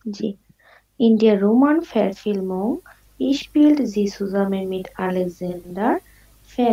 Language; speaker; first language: German; non-native, learner; Bangla